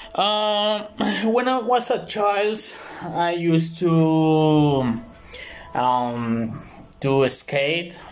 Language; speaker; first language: English; non-native, learner; Spanish